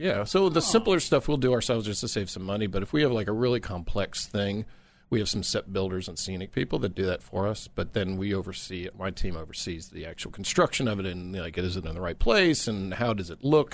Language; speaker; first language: English; native; English